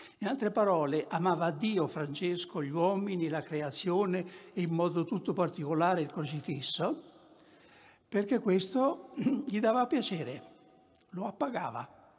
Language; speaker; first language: Italian; native; Italian